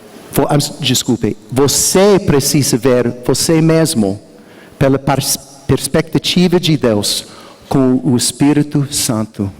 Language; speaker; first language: Portuguese; non-native, learner; English